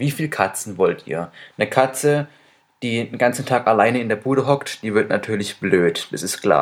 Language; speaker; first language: German; native; German